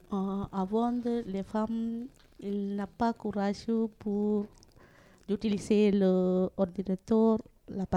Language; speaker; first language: French; non-native, learner; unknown